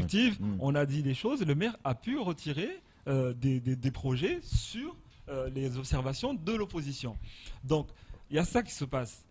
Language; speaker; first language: French; non-native, local second language; Comorian